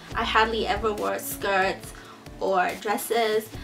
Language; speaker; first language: English; early bilingual, other home language; Chinese